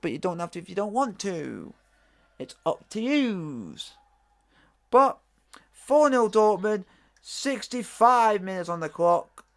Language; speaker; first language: English; native; English